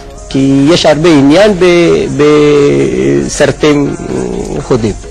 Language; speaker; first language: Hebrew; non-native, learner; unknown